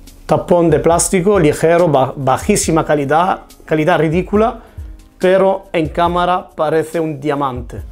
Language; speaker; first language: Spanish; non-native, fluent; Italian